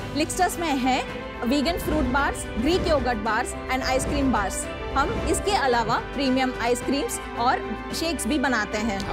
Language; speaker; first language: Hindi; non-native, local second language; Tamil